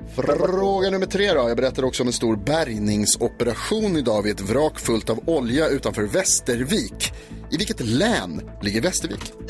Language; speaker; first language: Swedish; native; Swedish